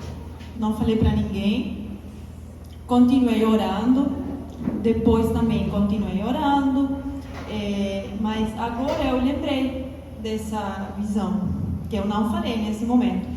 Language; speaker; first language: Portuguese; non-native, fluent; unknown